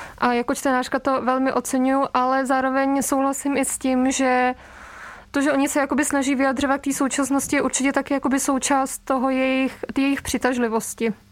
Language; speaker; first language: Czech; native; Czech